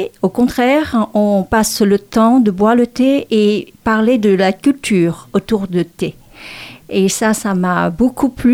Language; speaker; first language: French; non-native, fluent; Chinese